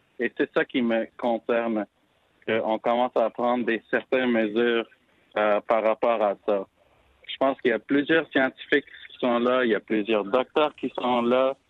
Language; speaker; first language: French; non-native, fluent; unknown